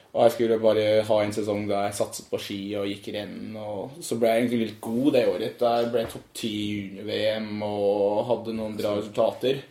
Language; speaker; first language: Norwegian; non-native, fluent; English